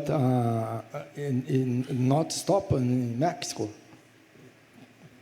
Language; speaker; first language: English; non-native, fluent; Portuguese